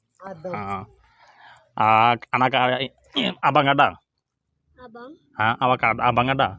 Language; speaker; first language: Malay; non-native, learner; Bangla